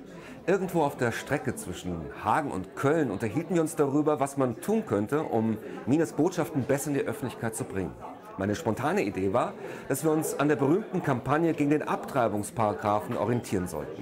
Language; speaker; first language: German; native; German